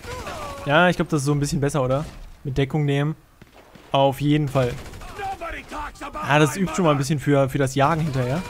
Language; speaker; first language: German; native; German